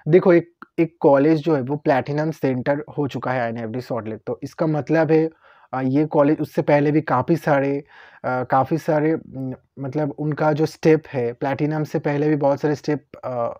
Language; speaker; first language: Hindi; non-native, local second language; Bangla